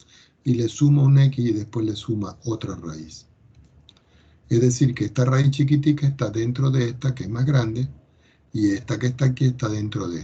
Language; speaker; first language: Spanish; native; Spanish